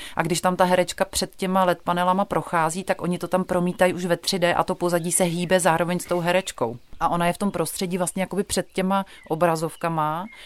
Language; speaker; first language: Czech; native; Czech